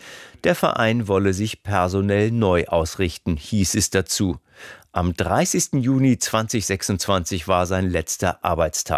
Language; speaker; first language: German; native; German